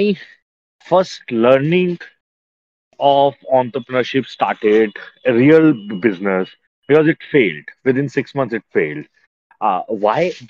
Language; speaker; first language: English; non-native, local second language; Hindi